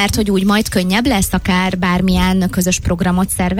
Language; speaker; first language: Hungarian; native; Hungarian